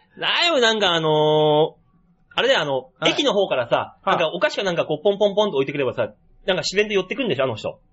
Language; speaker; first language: Japanese; native; Japanese